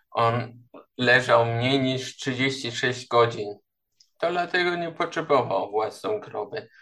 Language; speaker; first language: Polish; non-native, learner; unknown